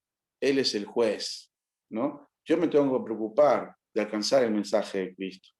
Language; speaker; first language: Spanish; native; Spanish